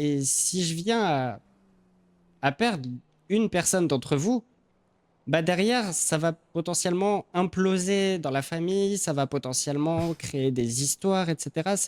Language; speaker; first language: French; native; French